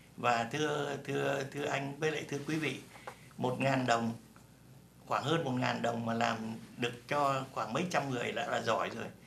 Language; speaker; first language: Vietnamese; native; Vietnamese